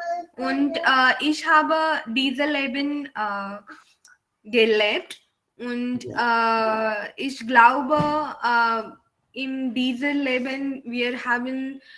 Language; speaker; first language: German; non-native, learner; Hindi